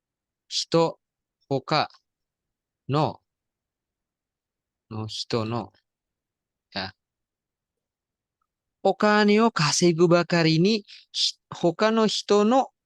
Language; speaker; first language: Japanese; non-native, fluent; Indonesian